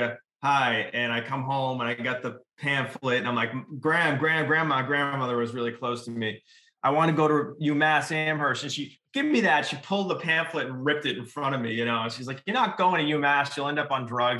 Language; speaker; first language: English; native; English